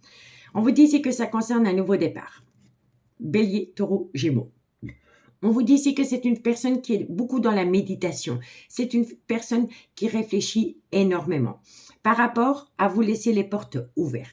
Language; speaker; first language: French; native; French